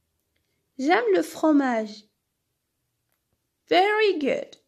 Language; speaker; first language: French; non-native, local second language; Arabic